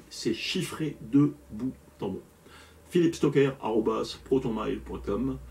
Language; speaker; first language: French; native; French